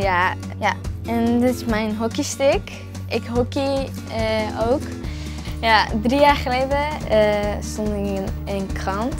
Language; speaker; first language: Dutch; early bilingual, other home language; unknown